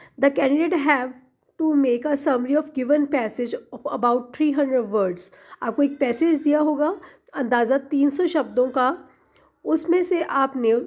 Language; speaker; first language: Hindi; non-native, local second language; Punjabi